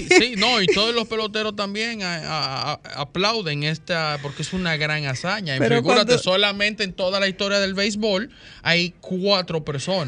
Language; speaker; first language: Spanish; native; Spanish